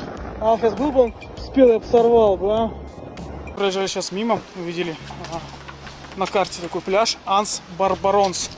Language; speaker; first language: Russian; native; Russian